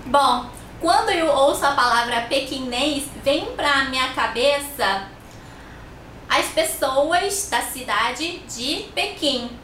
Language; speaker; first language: Portuguese; non-native, fluent; Chinese